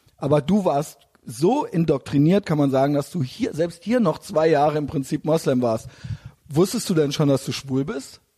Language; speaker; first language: German; native; German